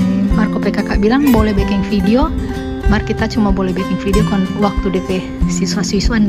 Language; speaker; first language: Indonesian; non-native, local second language; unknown